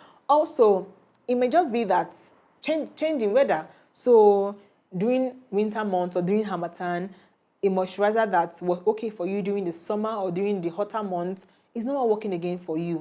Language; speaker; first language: English; non-native, local second language; Igbo